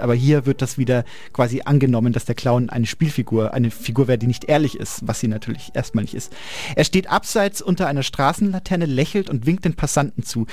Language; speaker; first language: German; native; German